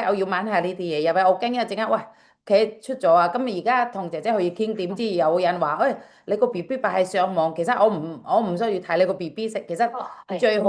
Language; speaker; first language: Cantonese; non-native, fluent; Javanese